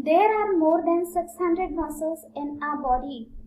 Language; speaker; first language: English; non-native, local second language; Marathi